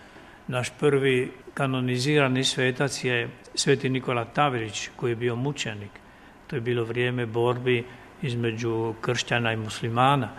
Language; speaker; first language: Croatian; native; Croatian